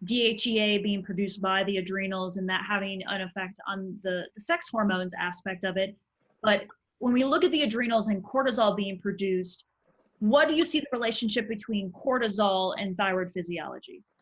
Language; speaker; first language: English; native; English